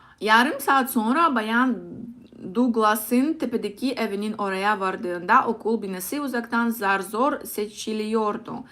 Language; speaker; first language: Turkish; non-native, learner; Russian